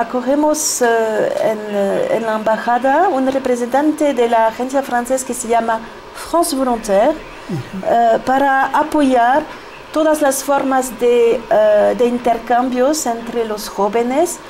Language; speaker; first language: Spanish; non-native, fluent; French